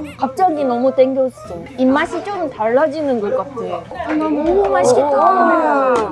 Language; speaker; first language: Korean; non-native, fluent; Japanese